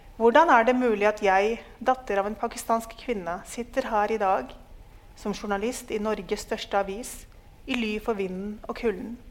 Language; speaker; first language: Norwegian; early bilingual, other home language; Urdu